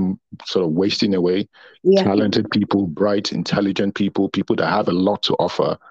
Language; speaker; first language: English; non-native, local second language; Yoruba